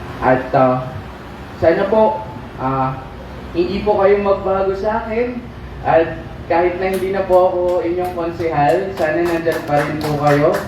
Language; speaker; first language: Filipino; non-native, local second language; Pangasinan